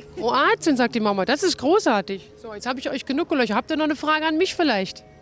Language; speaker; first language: German; native; German